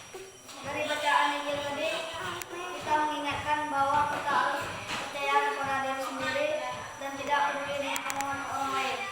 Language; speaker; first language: Indonesian; native; Indonesian